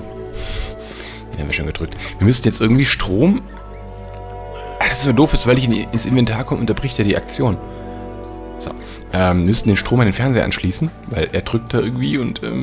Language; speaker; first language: German; native; German